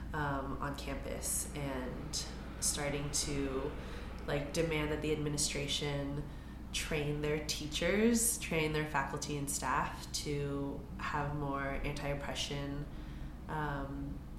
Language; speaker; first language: English; native; English